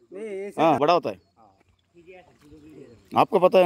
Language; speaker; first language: Hindi; non-native, local second language; Kannada